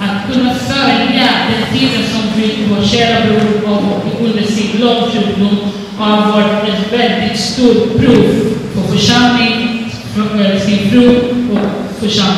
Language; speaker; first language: Swedish; non-native, fluent; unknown